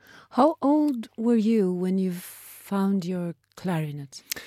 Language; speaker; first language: English; non-native, fluent; Norwegian